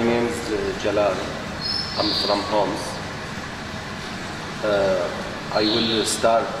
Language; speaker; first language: English; non-native, learner; Arabic